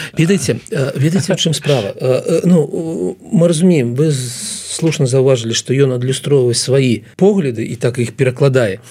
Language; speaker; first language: Belarusian; non-native, local second language; Russian